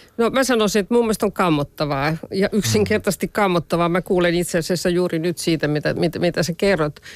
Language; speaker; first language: Finnish; native; Finnish